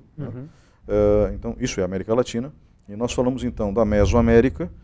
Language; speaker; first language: Portuguese; native; Portuguese